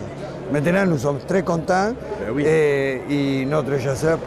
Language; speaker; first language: French; non-native, learner; Spanish